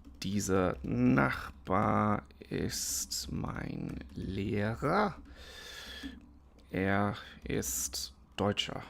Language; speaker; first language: German; non-native, fluent; English